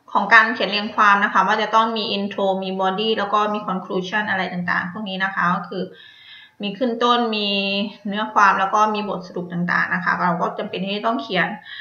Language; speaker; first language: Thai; native; Thai